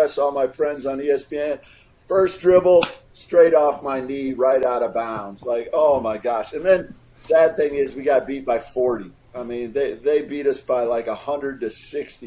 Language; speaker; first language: English; native; English